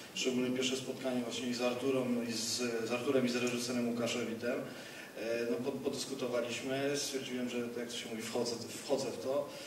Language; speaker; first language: Polish; native; Polish